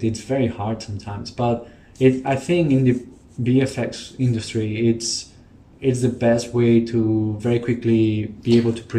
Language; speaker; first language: English; non-native, fluent; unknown